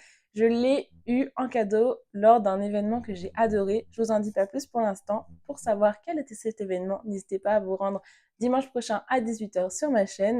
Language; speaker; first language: French; native; French